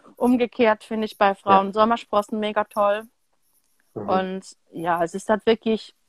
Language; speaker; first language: German; native; German